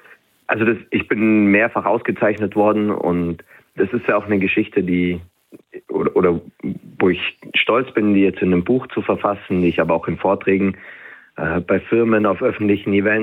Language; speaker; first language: German; native; German